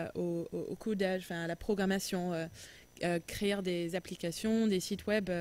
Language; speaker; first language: French; non-native, fluent; English